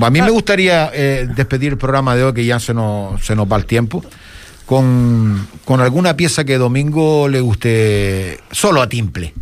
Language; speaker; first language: Spanish; native; Spanish